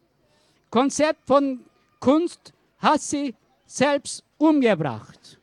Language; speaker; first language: German; non-native, learner; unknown